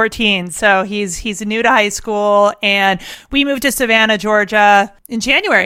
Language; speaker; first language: English; native; English